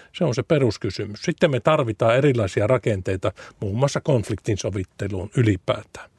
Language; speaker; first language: Finnish; native; Finnish